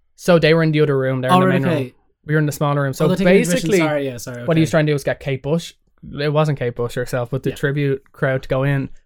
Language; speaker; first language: English; native; English